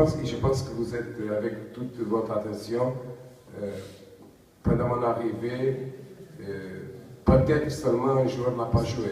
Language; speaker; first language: French; non-native, learner; Portuguese